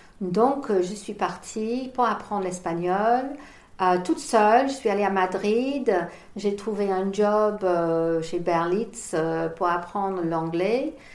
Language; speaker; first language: French; non-native, fluent; English